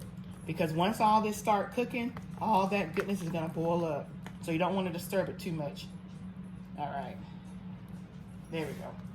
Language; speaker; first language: English; native; English